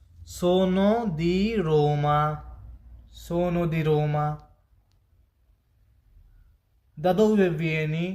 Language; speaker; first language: Italian; non-native, fluent; Bangla